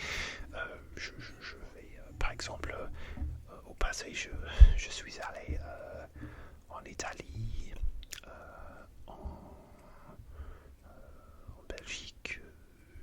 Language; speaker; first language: French; non-native, learner; English